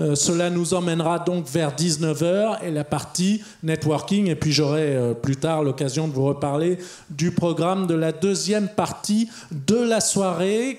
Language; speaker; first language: French; native; French